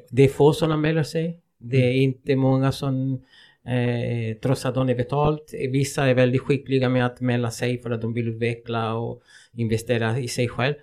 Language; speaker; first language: Swedish; non-native, fluent; Spanish